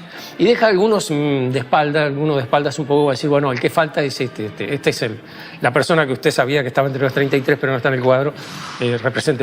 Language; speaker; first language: Spanish; native; Spanish